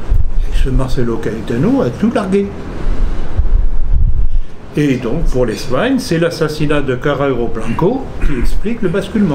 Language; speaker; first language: French; native; French